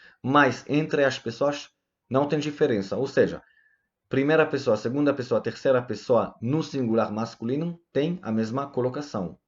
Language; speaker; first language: Portuguese; non-native, fluent; Hebrew